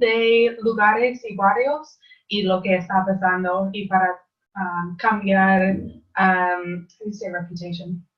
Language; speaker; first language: Spanish; non-native, learner; English